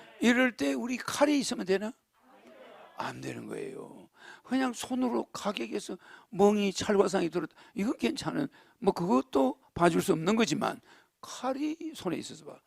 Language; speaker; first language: Korean; native; Korean